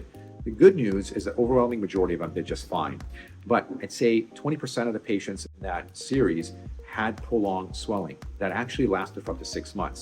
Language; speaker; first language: English; native; English